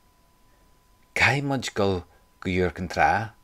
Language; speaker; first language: Irish; non-native, local second language; English